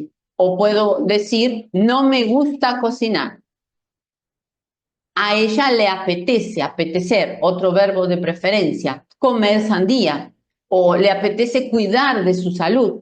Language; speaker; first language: Spanish; non-native, fluent; Portuguese